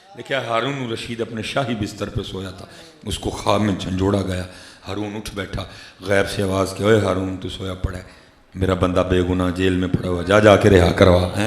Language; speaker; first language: Urdu; non-native, local second language; Punjabi